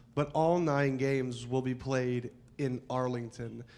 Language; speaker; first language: English; non-native, fluent; German